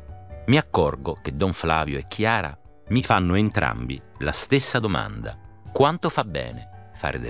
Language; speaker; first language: Italian; native; Italian